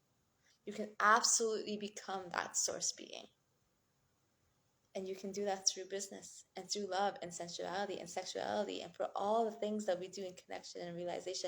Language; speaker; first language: English; native; English